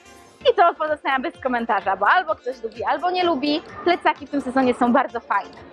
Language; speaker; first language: Polish; native; Polish